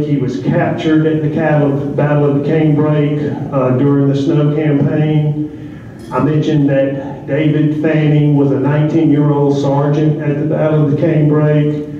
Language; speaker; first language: English; native; English